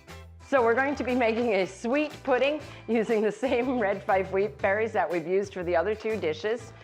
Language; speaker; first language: English; native; English